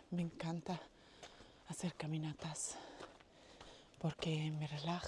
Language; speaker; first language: Spanish; non-native, fluent; English